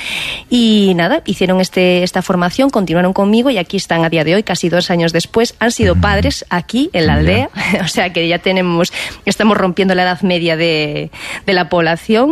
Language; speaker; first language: Spanish; native; Spanish